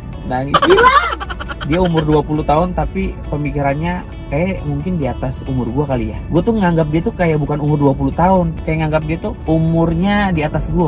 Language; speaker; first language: Indonesian; native; Indonesian